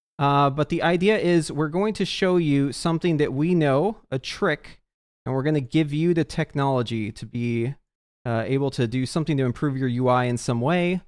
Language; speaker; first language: English; native; English